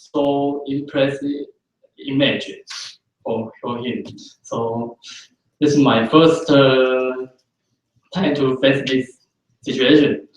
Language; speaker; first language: English; non-native, fluent; Chinese